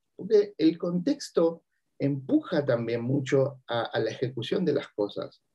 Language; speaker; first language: Spanish; native; Spanish